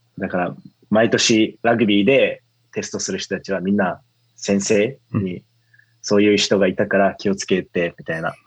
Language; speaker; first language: Japanese; native; Japanese